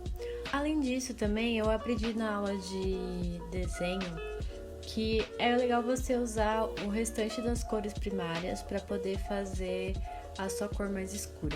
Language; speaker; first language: Portuguese; native; Portuguese